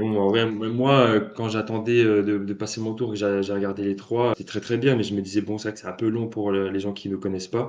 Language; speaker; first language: French; native; French